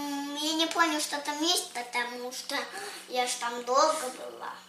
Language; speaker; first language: Russian; early bilingual, heritage; Russian